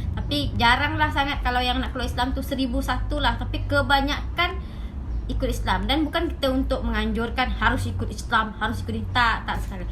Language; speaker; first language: Malay; native; Malay